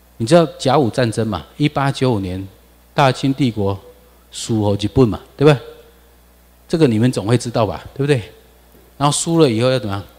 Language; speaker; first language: Chinese; non-native, local second language; Min Nan Chinese